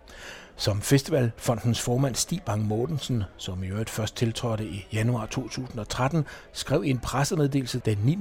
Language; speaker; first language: Danish; native; Danish